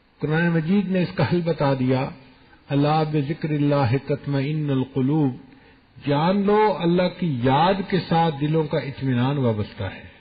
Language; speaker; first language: Urdu; non-native, local second language; Punjabi